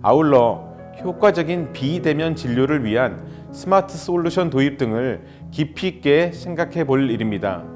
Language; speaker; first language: Korean; native; Korean